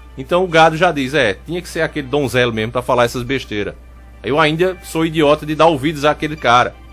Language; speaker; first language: Portuguese; native; Portuguese